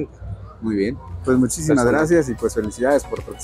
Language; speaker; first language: Spanish; native; Spanish